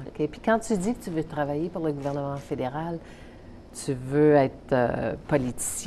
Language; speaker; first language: French; native; French